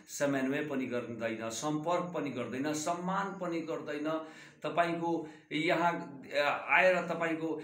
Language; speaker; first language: Nepali; non-native, local second language; Bhojpuri